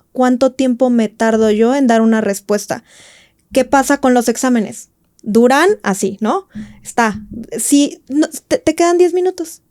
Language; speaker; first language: Spanish; native; Spanish